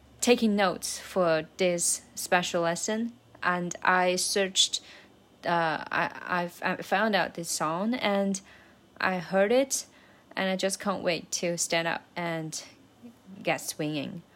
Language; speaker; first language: English; non-native, learner; Chinese